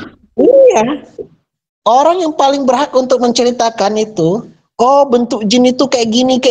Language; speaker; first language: Indonesian; native; Indonesian